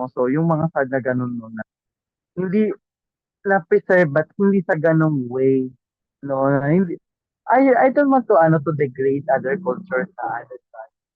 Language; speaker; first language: Filipino; non-native, local second language; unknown